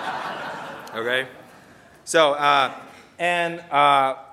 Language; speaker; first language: English; non-native, fluent; Russian